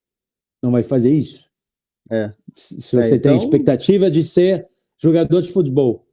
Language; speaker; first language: Portuguese; non-native, learner; French